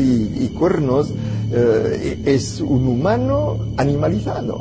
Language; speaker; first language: Spanish; non-native, fluent; French